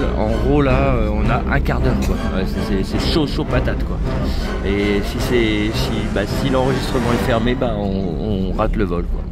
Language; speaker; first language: French; native; French